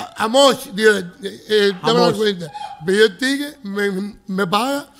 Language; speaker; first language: Spanish; native; Spanish